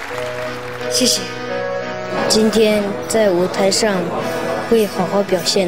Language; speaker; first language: Chinese; non-native, local second language; Mongolian